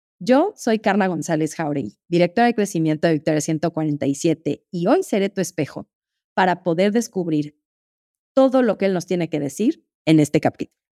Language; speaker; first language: Spanish; native; Spanish